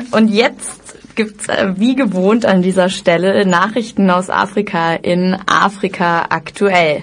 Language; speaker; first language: German; native; German